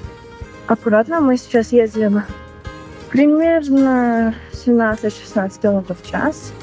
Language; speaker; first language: Russian; early bilingual, heritage; Russian